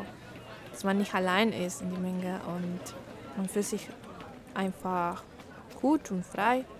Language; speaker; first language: German; non-native, fluent; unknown